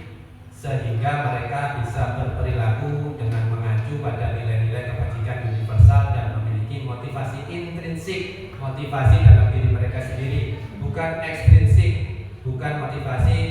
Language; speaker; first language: Indonesian; native; Indonesian